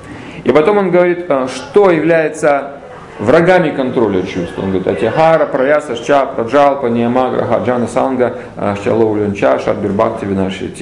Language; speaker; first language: Russian; native; Russian